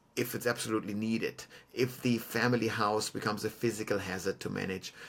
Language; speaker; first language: English; non-native, fluent; German